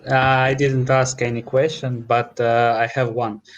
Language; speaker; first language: English; non-native, learner; Russian